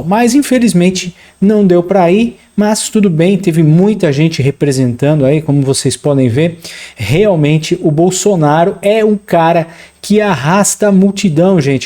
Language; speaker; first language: Portuguese; native; Portuguese